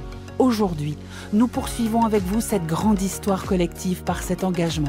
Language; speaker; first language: French; native; French